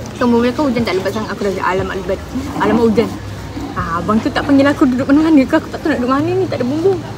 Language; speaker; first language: Malay; native; Malay